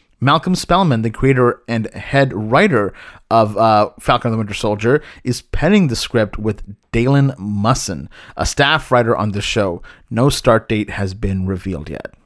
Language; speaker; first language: English; early bilingual, other home language; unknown